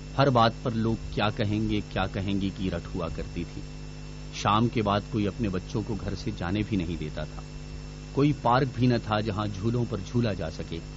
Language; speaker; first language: Urdu; non-native, local second language; Pashto